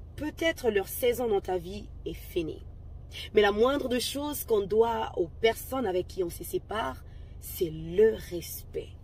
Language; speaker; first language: French; non-native, local second language; Lingala